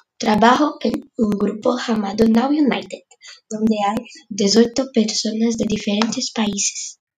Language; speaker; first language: Spanish; non-native, learner; Portuguese